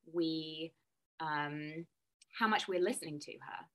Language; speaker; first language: English; native; English